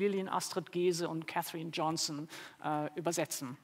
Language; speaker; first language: German; native; German